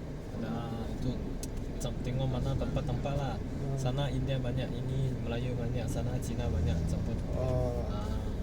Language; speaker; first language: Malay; non-native, learner; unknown